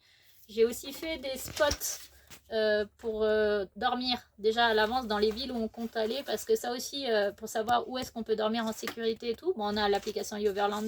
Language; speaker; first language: French; native; French